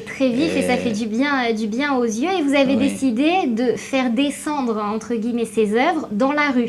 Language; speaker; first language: French; native; French